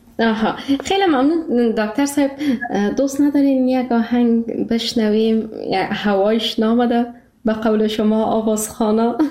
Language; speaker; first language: Persian; native; Persian